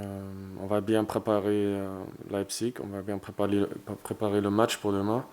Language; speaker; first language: French; non-native, fluent; German